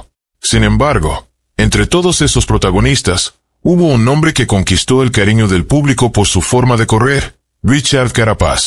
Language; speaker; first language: Spanish; native; Spanish